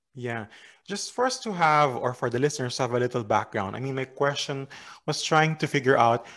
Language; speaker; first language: English; non-native, local second language; Filipino